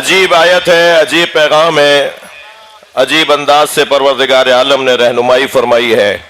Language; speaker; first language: Urdu; native; Urdu